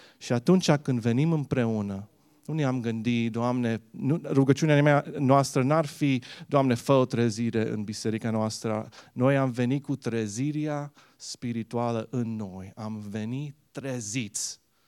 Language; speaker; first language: Romanian; early bilingual, heritage; Romanian